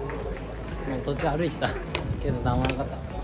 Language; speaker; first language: Japanese; native; Japanese